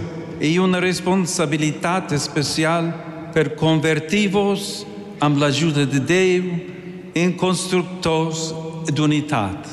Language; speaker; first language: Catalan; non-native, fluent; English